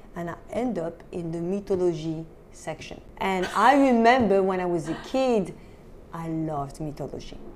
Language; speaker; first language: English; non-native, fluent; French